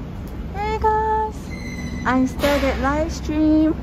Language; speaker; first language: English; non-native, fluent; Japanese